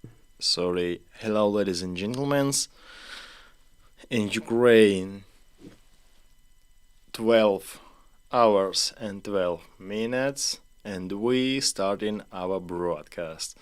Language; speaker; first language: English; non-native, learner; Ukrainian